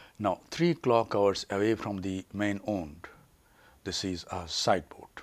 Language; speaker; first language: English; non-native, local second language; Bangla